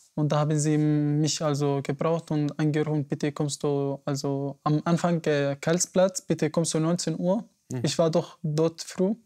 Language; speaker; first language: German; non-native, fluent; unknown